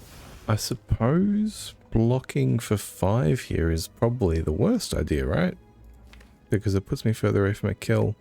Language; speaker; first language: English; native; English